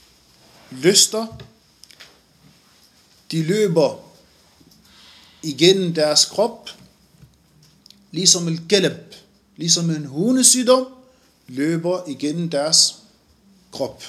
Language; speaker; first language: Danish; non-native, fluent; Arabic